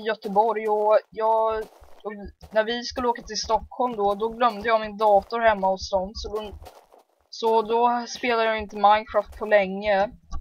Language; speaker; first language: Swedish; early bilingual, heritage; Swedish